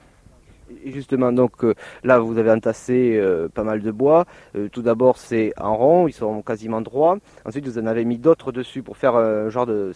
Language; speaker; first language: French; native; French